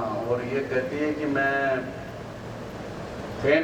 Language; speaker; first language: Hindi; native; Hindi